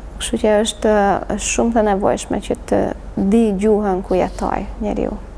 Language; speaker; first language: Albanian; non-native, fluent; Hungarian